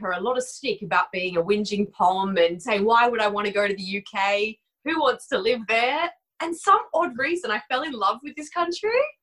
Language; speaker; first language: English; native; English